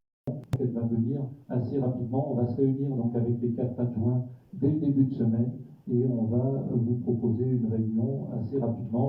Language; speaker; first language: French; native; French